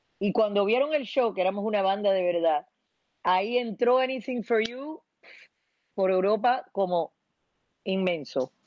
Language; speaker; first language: Spanish; early bilingual, heritage; Spanish